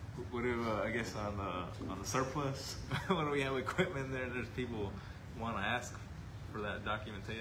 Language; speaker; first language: English; native; English